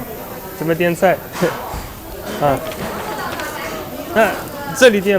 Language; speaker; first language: Chinese; non-native, fluent; Russian